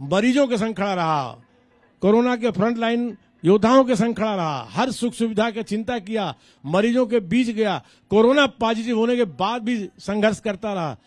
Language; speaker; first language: Hindi; native; Hindi